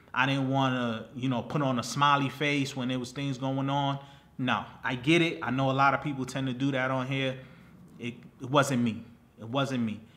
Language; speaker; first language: English; native; English